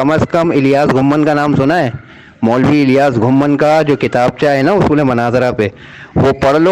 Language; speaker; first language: Urdu; native; Urdu